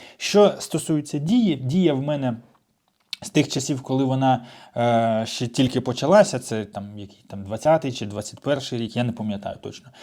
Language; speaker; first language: Ukrainian; non-native, local second language; Russian